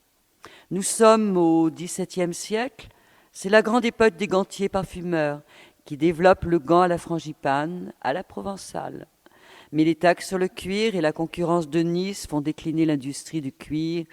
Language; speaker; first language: French; native; French